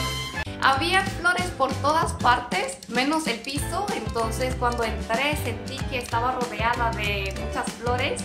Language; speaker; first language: Spanish; non-native, fluent; Korean